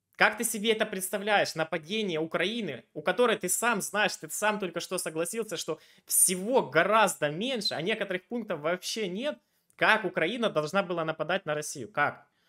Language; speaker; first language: Russian; native; Russian